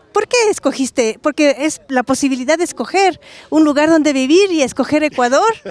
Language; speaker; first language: Spanish; native; Spanish